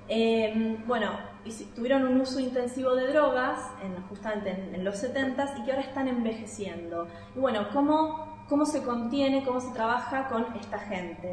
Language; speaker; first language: Spanish; native; Spanish